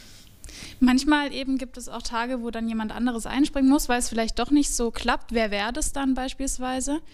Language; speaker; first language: German; native; German